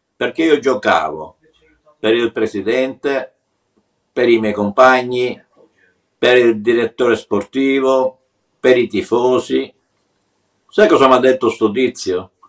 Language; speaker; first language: Italian; native; Italian